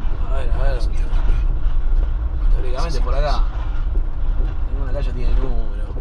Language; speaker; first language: Spanish; native; Spanish